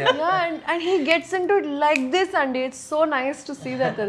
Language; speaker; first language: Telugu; non-native, local second language; Urdu